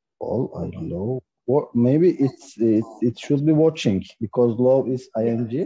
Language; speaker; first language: English; non-native, learner; Turkish